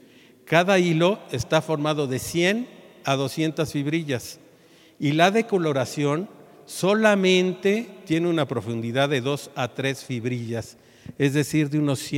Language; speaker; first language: Spanish; native; Spanish